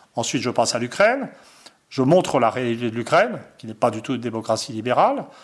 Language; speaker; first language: French; native; French